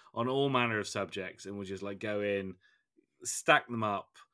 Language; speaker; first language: English; native; English